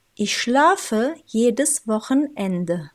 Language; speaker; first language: German; non-native, fluent; Turkish